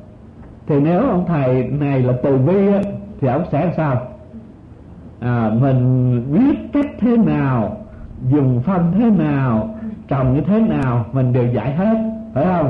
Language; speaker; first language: Vietnamese; native; Vietnamese